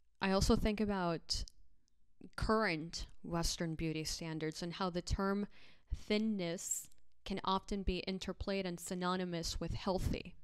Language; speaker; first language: English; early bilingual, other home language; Spanish